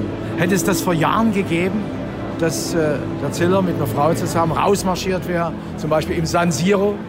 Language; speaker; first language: German; native; German